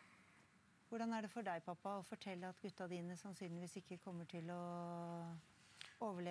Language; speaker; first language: Norwegian; native; Norwegian